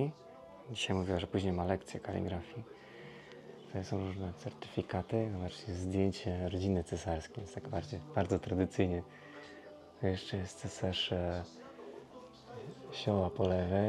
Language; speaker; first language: Polish; native; Polish